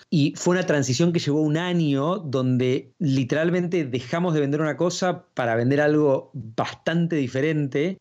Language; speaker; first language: Spanish; native; Spanish